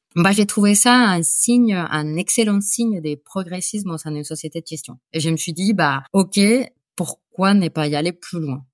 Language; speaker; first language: French; non-native, fluent; Spanish